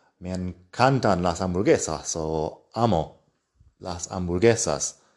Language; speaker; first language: Spanish; non-native, fluent; English